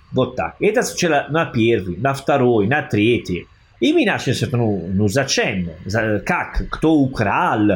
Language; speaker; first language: Russian; non-native, learner; Italian